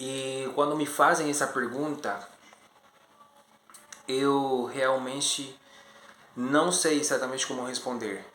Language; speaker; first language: Portuguese; non-native, fluent; Spanish